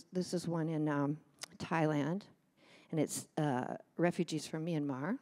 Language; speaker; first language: English; native; English